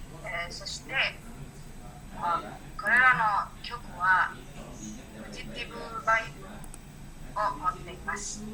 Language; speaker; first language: Japanese; non-native, learner; Indonesian